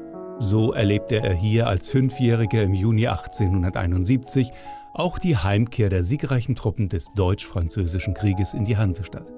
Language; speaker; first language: German; native; German